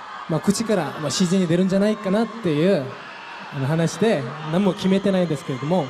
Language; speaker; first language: Japanese; non-native, fluent; Korean